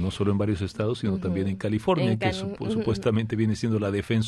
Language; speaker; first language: Spanish; native; Spanish